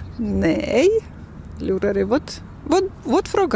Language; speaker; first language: Swedish; non-native, learner; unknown